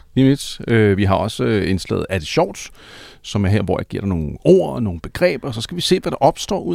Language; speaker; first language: Danish; native; Danish